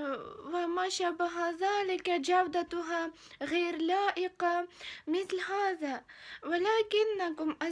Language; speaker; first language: Arabic; non-native, fluent; Ukrainian